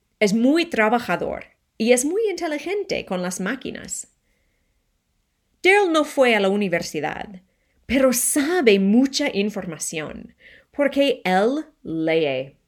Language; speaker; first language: Spanish; non-native, fluent; English